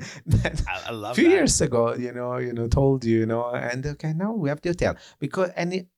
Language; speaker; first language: English; non-native, fluent; Italian